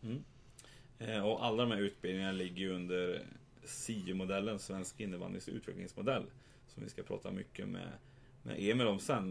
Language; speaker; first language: Swedish; native; Swedish